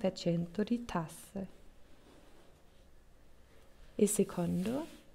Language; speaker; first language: Italian; non-native, learner; German